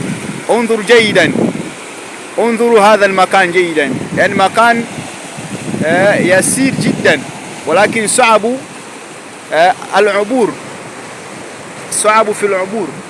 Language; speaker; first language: Arabic; non-native, fluent; Swahili